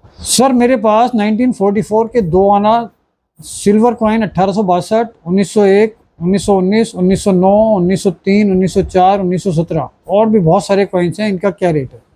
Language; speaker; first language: Hindi; native; Hindi